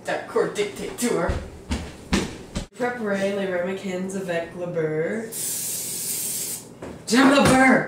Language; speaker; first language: French; non-native, learner; English